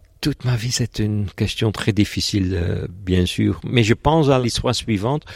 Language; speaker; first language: French; non-native, local second language; Dutch